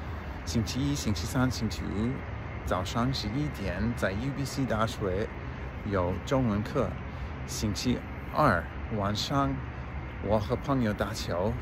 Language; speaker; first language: Chinese; non-native, learner; English